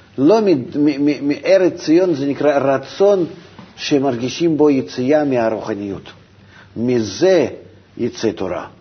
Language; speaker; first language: Hebrew; non-native, fluent; Russian